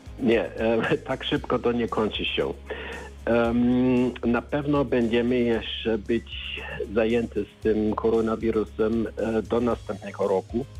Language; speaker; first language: Polish; non-native, learner; German